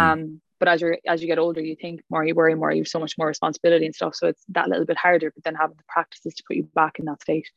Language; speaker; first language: English; native; English